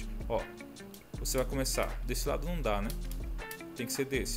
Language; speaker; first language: Portuguese; native; Portuguese